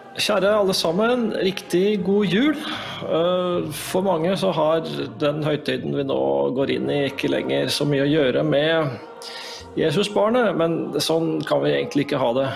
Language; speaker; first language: Norwegian; native; Norwegian